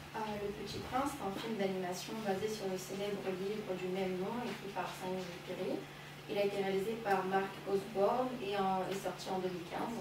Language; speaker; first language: French; non-native, learner; Bulgarian